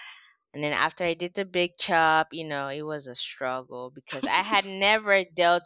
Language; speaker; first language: English; non-native, local second language; Yoruba